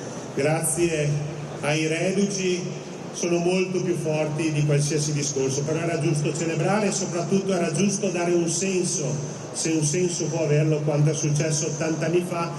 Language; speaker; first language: Italian; native; Italian